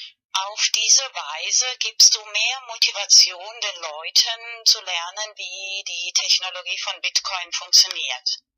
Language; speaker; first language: German; non-native, fluent; Spanish